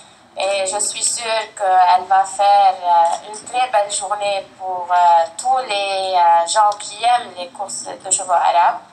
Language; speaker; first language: French; non-native, fluent; Arabic